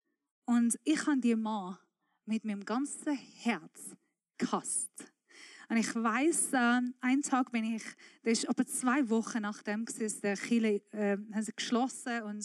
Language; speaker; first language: German; non-native, fluent; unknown